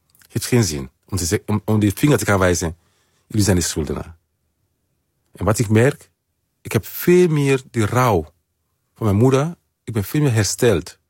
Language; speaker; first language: Dutch; non-native, fluent; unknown